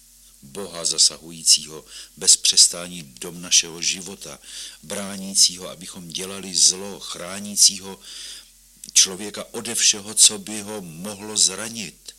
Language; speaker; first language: Czech; native; Czech